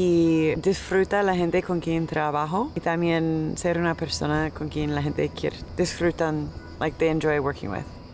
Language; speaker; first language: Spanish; non-native, learner; English